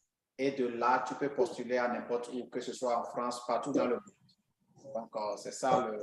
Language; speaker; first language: French; non-native, local second language; Ewe